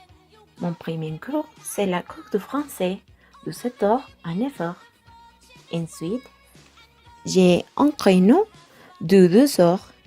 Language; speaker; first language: French; non-native, learner; Spanish